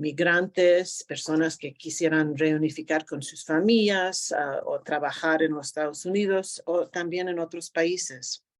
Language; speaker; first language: Spanish; non-native, fluent; English